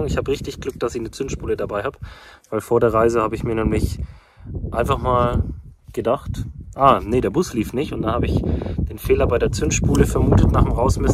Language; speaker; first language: German; native; German